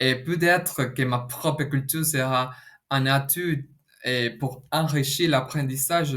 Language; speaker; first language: French; non-native, fluent; Spanish